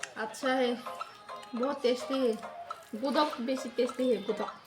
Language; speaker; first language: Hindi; non-native, local second language; Kok Borok